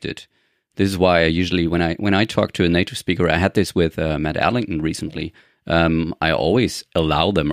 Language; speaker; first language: English; non-native, fluent; German